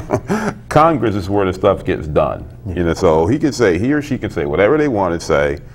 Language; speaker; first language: English; native; English